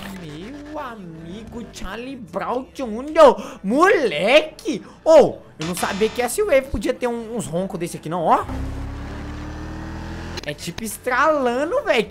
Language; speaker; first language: Portuguese; native; Portuguese